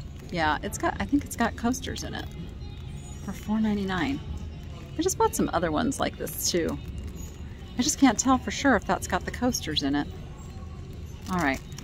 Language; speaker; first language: English; native; English